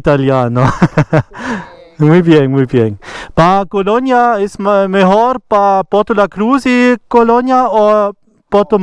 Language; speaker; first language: Spanish; non-native, learner; German